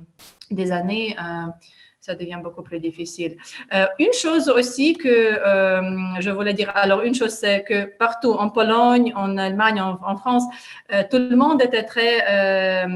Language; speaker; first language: French; non-native, fluent; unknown